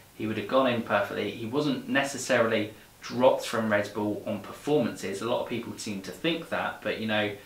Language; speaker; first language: English; native; English